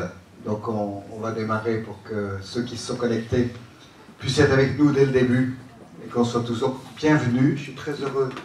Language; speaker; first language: French; native; French